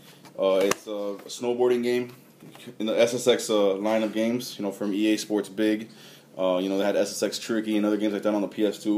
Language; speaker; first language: English; native; English